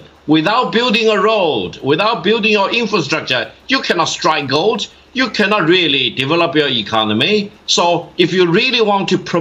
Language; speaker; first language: English; non-native, fluent; Chinese